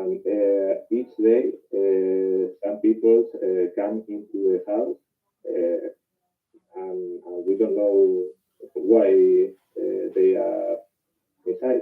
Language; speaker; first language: English; non-native, learner; Spanish